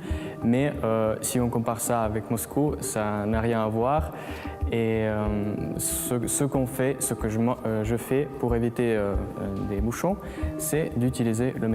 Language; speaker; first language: French; non-native, fluent; Russian